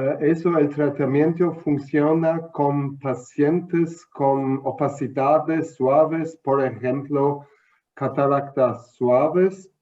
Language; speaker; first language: Spanish; non-native, fluent; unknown